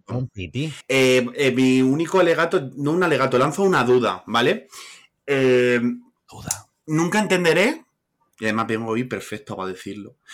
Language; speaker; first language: Spanish; native; Spanish